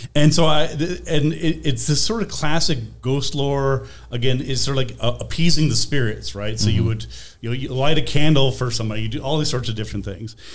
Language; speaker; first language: English; native; English